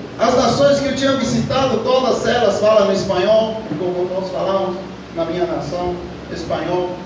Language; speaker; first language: Portuguese; non-native, fluent; Spanish